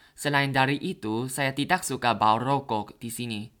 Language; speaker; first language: Indonesian; non-native, learner; Thai